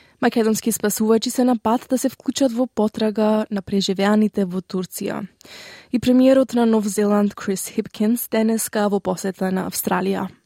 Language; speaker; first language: Macedonian; native; Macedonian